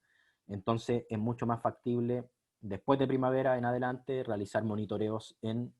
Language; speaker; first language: Spanish; native; Spanish